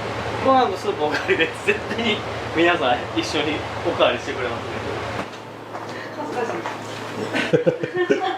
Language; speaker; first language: Japanese; native; Japanese